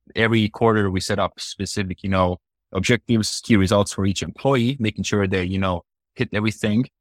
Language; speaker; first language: English; non-native, fluent; Estonian